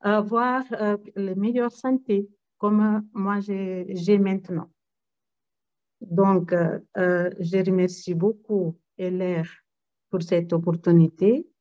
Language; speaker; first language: French; non-native, fluent; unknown